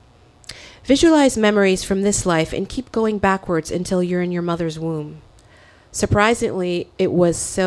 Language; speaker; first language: English; early bilingual, other home language; French